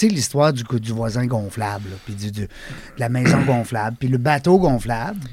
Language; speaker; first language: French; native; French